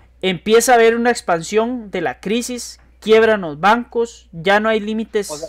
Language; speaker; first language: Spanish; native; Spanish